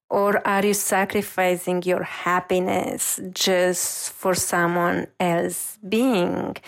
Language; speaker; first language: English; non-native, fluent; Romanian